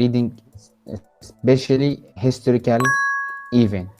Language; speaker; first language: English; non-native, learner; Arabic